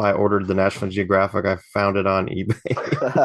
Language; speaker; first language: English; native; English